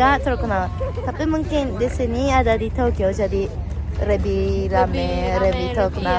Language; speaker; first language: Indonesian; non-native, learner; Japanese